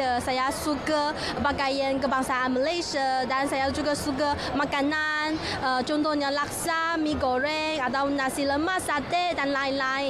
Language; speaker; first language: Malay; non-native, fluent; Chinese